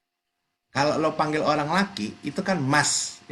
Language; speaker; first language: Indonesian; native; Indonesian